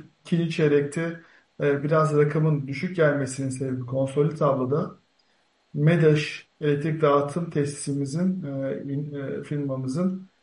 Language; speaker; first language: Turkish; native; Turkish